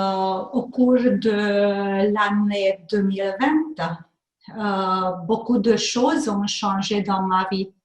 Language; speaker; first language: French; non-native, fluent; Hungarian